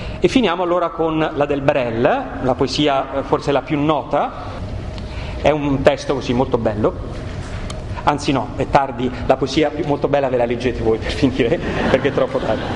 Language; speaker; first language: Italian; native; Italian